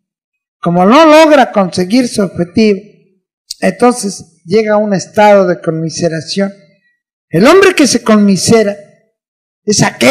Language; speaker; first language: Spanish; native; Spanish